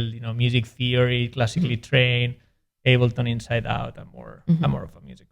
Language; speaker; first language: English; non-native, fluent; Spanish